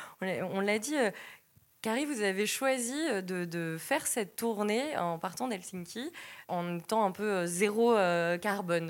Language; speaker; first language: French; native; French